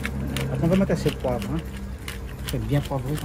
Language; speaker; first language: French; non-native, local second language; Réunion Creole French